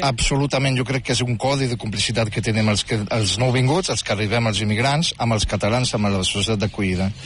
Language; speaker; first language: Catalan; non-native, fluent; Riffian